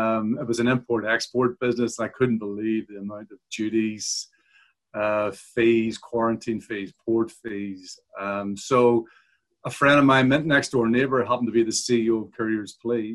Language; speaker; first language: English; native; English